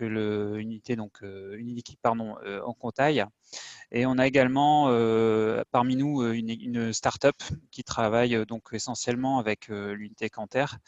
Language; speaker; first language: French; native; French